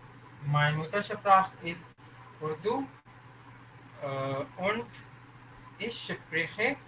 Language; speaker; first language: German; non-native, learner; Urdu